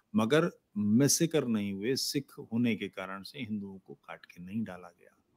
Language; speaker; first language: Hindi; native; Hindi